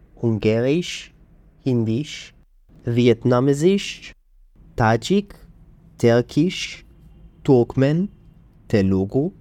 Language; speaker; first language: German; non-native, learner; Hebrew